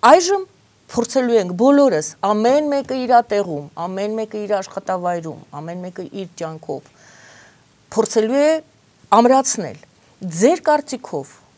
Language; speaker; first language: Armenian; native; Armenian